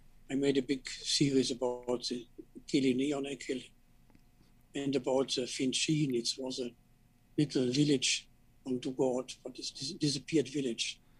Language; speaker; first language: English; non-native, fluent; German